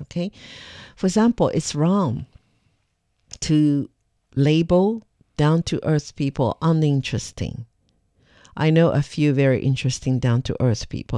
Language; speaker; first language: English; non-native, fluent; Chinese